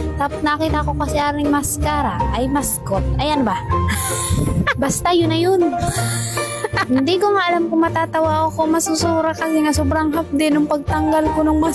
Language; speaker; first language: Filipino; native; Filipino